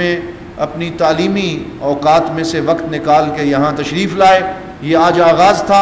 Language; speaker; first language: Urdu; native; Urdu